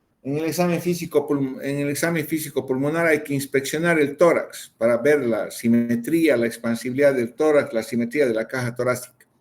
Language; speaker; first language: Spanish; native; Spanish